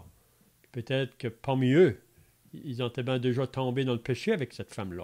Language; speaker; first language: French; native; French